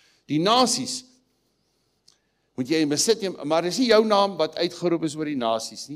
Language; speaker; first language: Afrikaans; native; Afrikaans